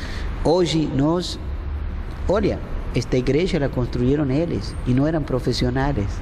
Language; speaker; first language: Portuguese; non-native, fluent; Spanish